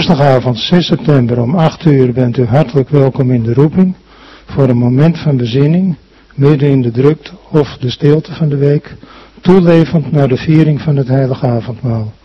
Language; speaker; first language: Dutch; native; Dutch